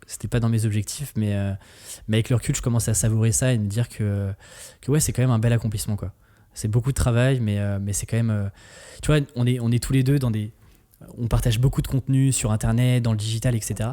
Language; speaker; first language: French; native; French